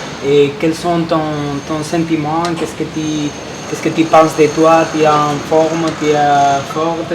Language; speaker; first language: French; non-native, learner; Spanish